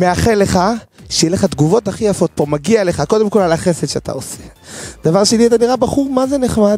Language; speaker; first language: Hebrew; native; Hebrew